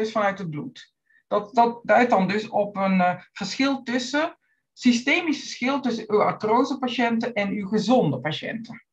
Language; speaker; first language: Dutch; native; Dutch